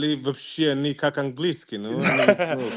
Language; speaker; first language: Russian; non-native, learner; Igbo